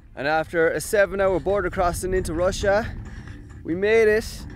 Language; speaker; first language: English; native; English